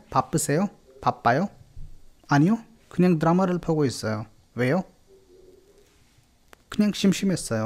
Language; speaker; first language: Korean; non-native, fluent; Hindi